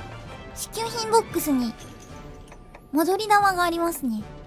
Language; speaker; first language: Japanese; native; Japanese